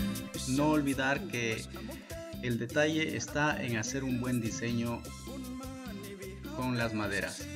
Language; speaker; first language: Spanish; native; Spanish